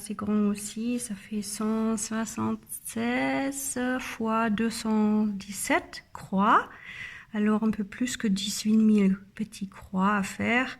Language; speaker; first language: French; non-native, learner; German